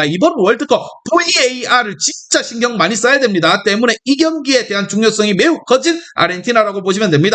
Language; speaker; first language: Korean; native; Korean